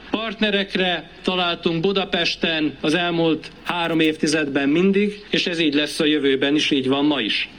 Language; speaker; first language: Hungarian; native; Hungarian